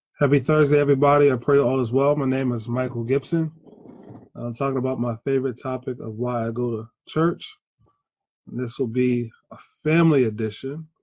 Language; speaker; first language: English; native; English